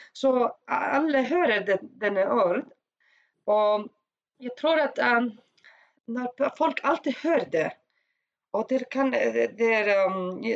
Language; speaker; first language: Swedish; non-native, learner; Icelandic